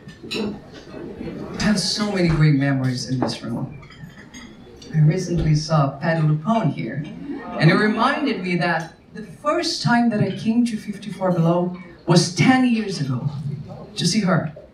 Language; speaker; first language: English; non-native, fluent; Portuguese